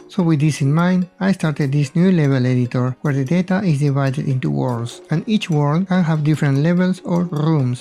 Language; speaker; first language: English; non-native, fluent; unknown